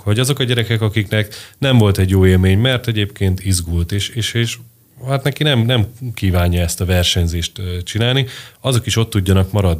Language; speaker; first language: Hungarian; native; Hungarian